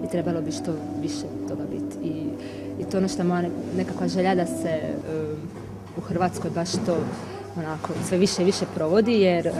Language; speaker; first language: Bosnian; native; Bosnian